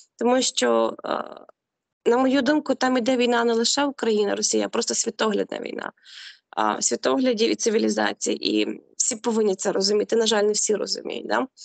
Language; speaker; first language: Ukrainian; native; Ukrainian